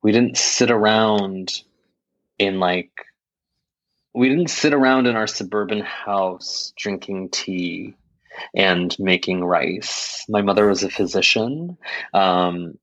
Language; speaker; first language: English; native; English